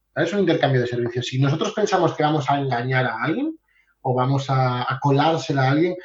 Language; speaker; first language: Spanish; native; Spanish